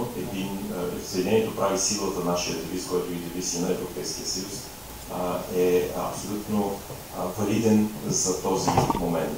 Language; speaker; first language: Bulgarian; native; Bulgarian